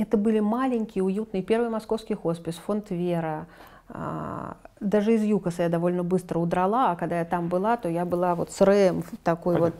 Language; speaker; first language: Russian; native; Russian